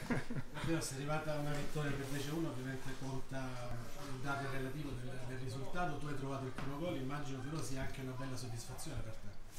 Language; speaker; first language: Italian; native; Italian